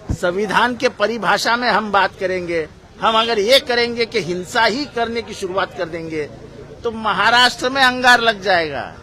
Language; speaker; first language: Hindi; non-native, local second language; Marathi